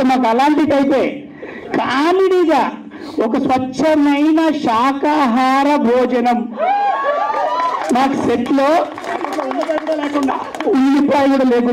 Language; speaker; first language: Telugu; native; Telugu